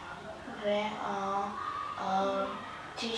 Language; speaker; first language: English; non-native, learner; Vietnamese